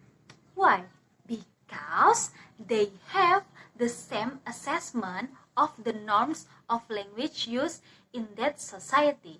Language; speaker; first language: English; non-native, learner; Indonesian